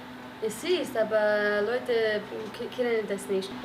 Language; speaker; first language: German; non-native, learner; Persian